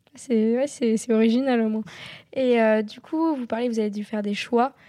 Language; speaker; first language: French; native; French